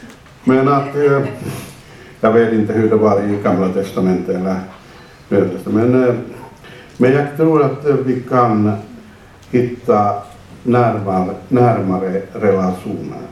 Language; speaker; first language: Swedish; non-native, fluent; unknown